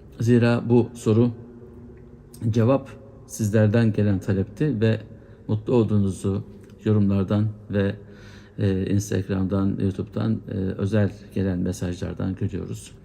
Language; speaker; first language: Turkish; native; Turkish